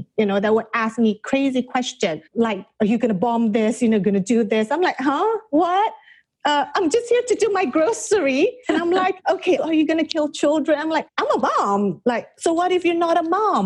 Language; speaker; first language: English; non-native, local second language; Malay